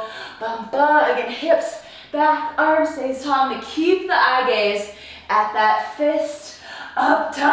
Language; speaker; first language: English; native; English